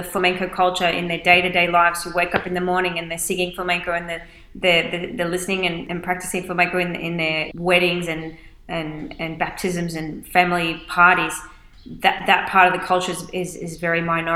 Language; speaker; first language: English; native; English